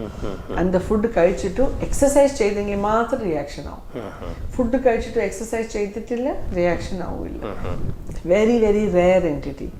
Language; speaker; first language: Malayalam; non-native, fluent; Tamil